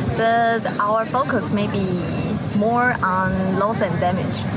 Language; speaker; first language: English; non-native, learner; Chinese